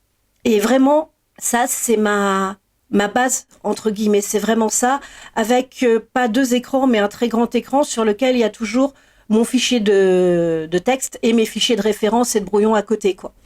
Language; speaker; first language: French; native; French